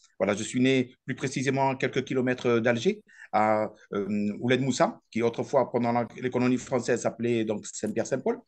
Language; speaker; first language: French; early bilingual, other home language; Arabic